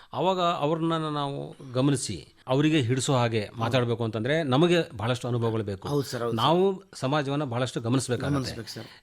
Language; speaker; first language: Kannada; native; Kannada